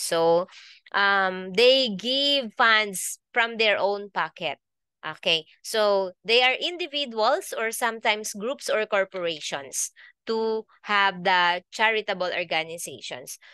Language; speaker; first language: English; non-native, local second language; Filipino